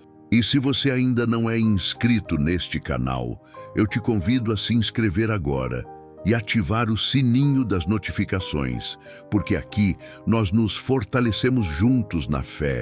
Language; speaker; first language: Portuguese; native; Portuguese